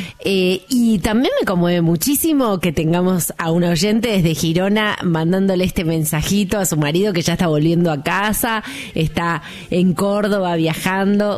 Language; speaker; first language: Spanish; native; Spanish